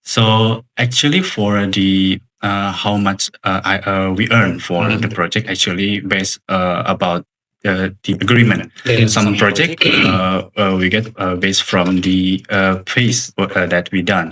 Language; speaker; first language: English; non-native, learner; Indonesian